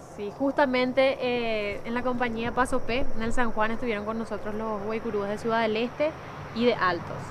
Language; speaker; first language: Spanish; native; Spanish